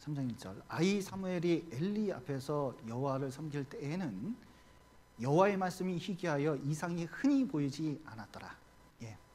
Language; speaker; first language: Korean; native; Korean